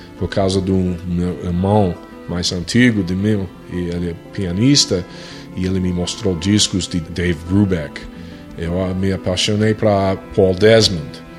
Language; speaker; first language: Portuguese; non-native, fluent; English